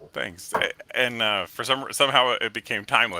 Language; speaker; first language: English; native; English